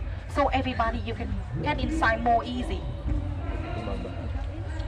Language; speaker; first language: English; non-native, learner; Vietnamese